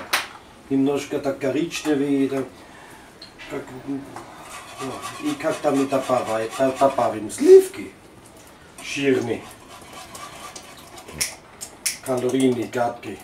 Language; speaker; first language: Russian; non-native, learner; German